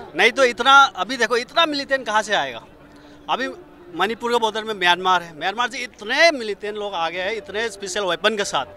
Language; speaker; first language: Hindi; non-native, local second language; Manipuri